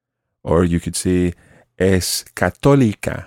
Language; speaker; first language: Spanish; non-native, fluent; English